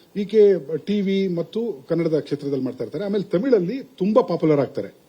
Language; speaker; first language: Kannada; native; Kannada